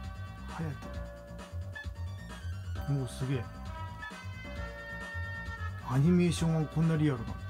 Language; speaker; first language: Japanese; native; Japanese